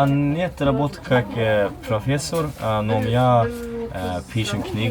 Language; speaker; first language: Russian; non-native, learner; Swedish